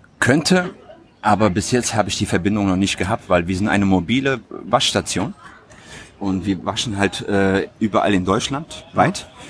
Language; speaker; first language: German; early bilingual, other home language; Tigrinya